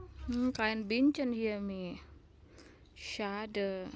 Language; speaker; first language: German; non-native, learner; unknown